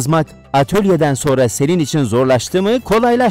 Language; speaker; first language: Turkish; native; Turkish